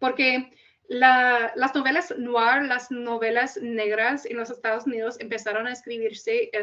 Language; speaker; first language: Spanish; non-native, fluent; English